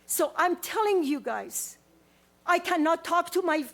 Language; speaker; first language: English; non-native, learner; Persian